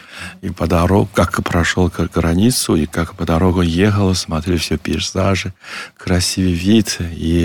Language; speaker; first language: Russian; non-native, learner; Chinese